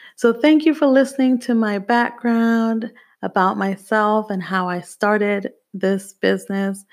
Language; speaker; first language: English; native; English